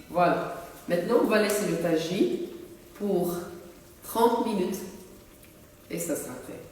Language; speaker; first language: French; non-native, local second language; Arabic